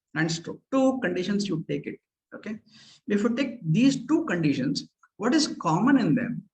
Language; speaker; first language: English; non-native, local second language; Kannada